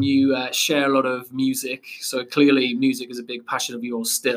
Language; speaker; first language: English; native; English